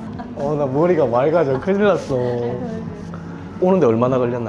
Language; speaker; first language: Korean; native; Korean